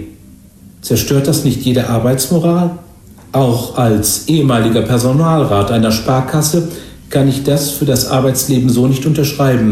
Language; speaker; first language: German; native; German